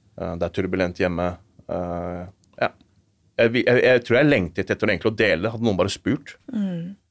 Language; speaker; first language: Norwegian; native; Norwegian